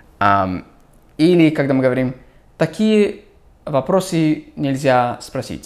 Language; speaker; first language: Russian; non-native, fluent; English